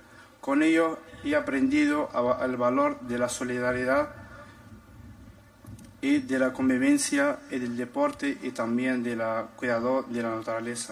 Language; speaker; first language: Spanish; non-native, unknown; Arabic